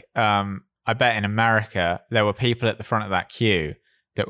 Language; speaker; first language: English; native; English